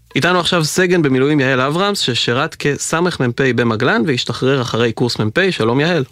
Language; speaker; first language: Hebrew; native; Hebrew